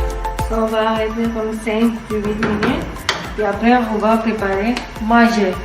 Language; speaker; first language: French; non-native, learner; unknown